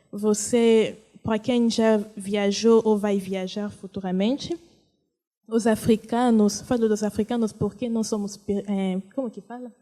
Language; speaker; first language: Portuguese; non-native, fluent; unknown